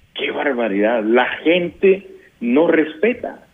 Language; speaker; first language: Spanish; native; Spanish